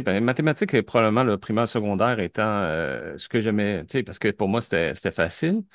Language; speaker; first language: French; native; French